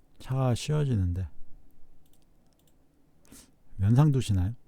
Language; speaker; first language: Korean; native; Korean